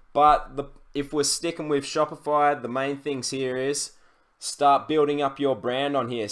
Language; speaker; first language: English; native; English